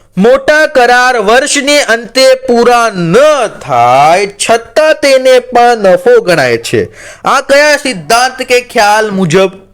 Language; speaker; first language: Gujarati; non-native, local second language; Marathi